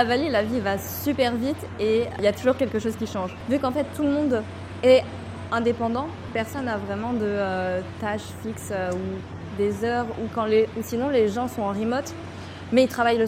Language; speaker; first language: French; native; French